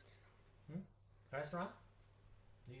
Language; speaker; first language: English; non-native, learner; Vietnamese